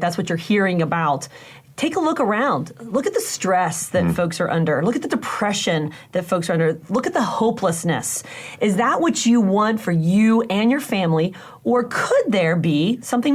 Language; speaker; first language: English; native; English